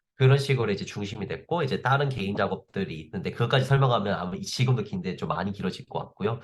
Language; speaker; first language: Korean; early bilingual, heritage; English